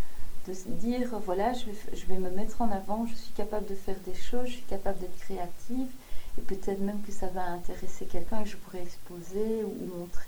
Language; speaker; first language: French; native; French